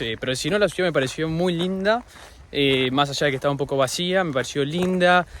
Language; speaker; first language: Spanish; native; Spanish